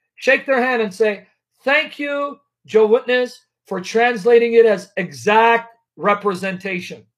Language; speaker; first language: English; native; English